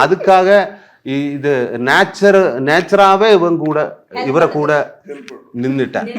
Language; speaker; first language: Tamil; non-native, learner; Malayalam